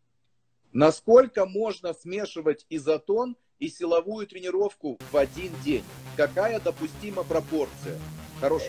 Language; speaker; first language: Russian; native; Russian